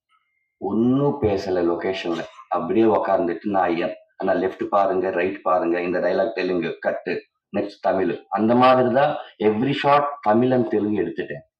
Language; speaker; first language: Tamil; non-native, learner; Telugu